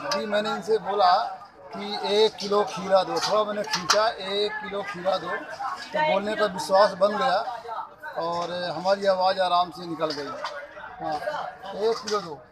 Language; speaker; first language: Hindi; native; Hindi